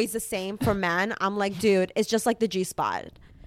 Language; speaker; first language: English; early bilingual, other home language; Arabic